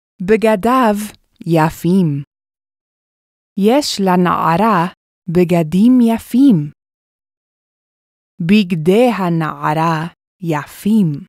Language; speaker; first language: Hebrew; non-native, fluent; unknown